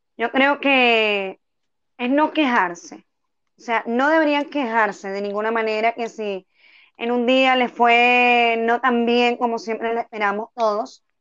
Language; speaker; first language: Spanish; native; Spanish